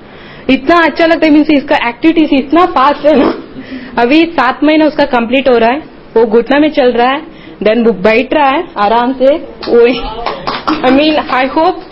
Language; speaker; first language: Hindi; non-native, local second language; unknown